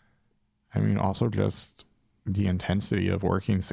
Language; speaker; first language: English; native; English